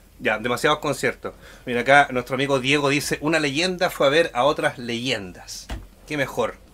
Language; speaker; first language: Spanish; native; Spanish